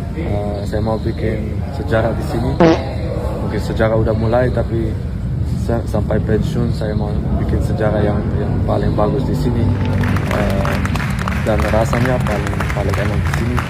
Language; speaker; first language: Indonesian; non-native, fluent; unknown